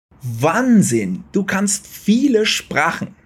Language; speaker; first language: German; non-native, fluent; Portuguese